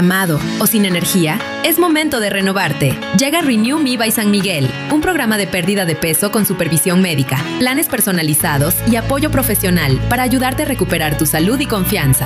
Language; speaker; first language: Spanish; native; Spanish